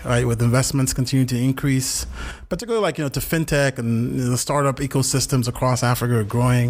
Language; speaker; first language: English; non-native, local second language; Yoruba